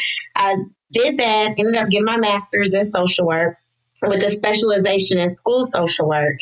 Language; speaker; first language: English; native; English